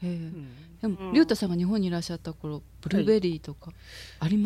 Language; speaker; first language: Japanese; native; Japanese